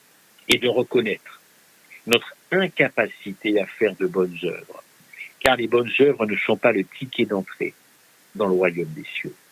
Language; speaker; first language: French; native; French